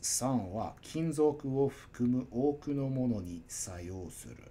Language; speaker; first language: Japanese; non-native, learner; English